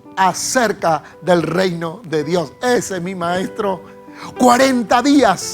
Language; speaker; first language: Spanish; native; Spanish